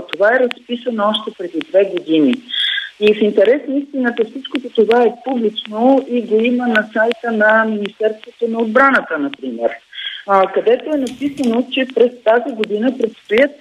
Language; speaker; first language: Bulgarian; native; Bulgarian